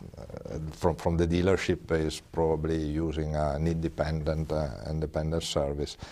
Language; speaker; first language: English; non-native, fluent; Italian